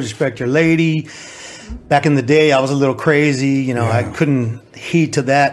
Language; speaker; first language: English; native; English